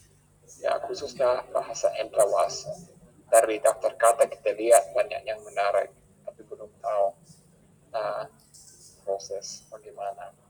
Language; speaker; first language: Indonesian; non-native, fluent; English